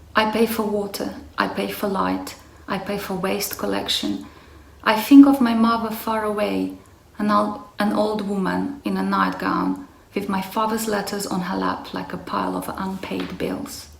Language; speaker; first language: English; non-native, fluent; Romanian